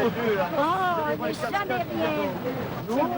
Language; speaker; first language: French; non-native, fluent; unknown